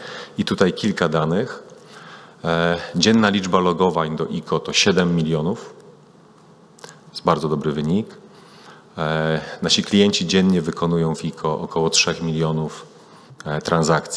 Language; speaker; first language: Polish; native; Polish